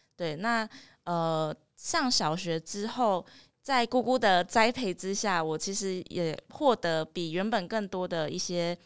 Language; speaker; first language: Chinese; native; Chinese